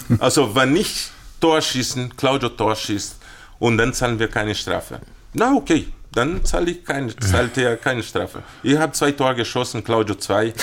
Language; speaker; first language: German; non-native, fluent; Portuguese